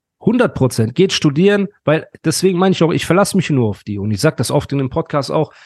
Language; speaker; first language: German; early bilingual, other home language; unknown